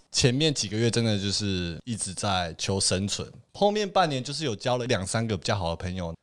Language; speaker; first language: Chinese; early bilingual, heritage; Chinese